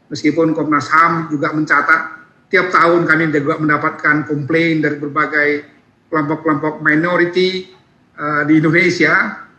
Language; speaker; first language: Indonesian; native; Indonesian